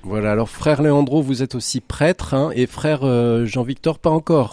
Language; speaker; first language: French; native; French